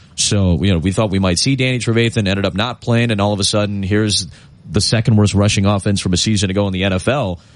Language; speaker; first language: English; native; English